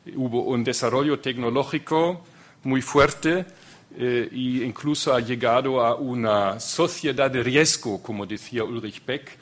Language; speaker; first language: Spanish; non-native, fluent; German